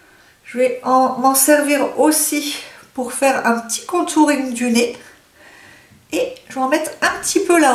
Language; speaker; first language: French; native; French